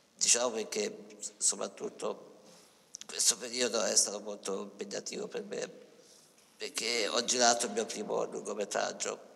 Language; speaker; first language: Italian; native; Italian